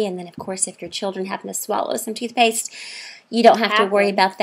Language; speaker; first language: English; native; English